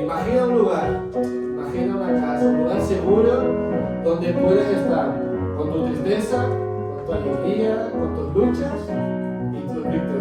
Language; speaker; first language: Spanish; native; Spanish